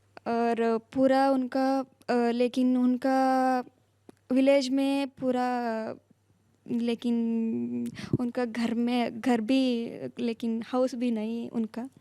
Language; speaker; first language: Hindi; non-native, local second language; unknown